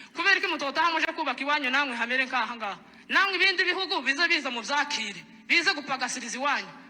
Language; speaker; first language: Kinyarwanda; native; Kinyarwanda